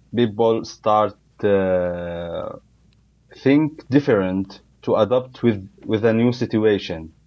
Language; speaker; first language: English; non-native, learner; Arabic